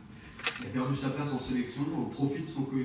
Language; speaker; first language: French; native; French